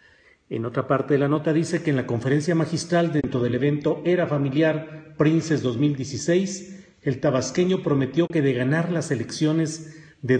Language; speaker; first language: Spanish; native; Spanish